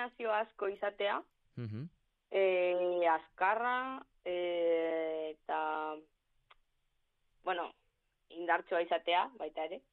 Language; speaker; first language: Basque; non-native, local second language; Spanish